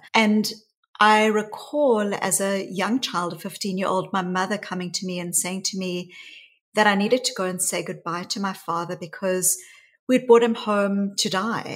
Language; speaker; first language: English; native; English